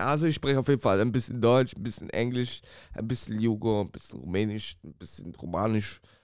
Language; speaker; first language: German; early bilingual, other home language; Romanian